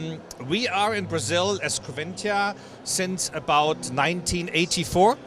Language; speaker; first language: English; non-native, fluent; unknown